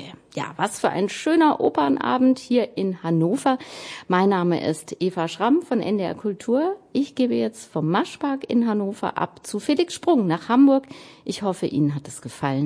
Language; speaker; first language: German; native; German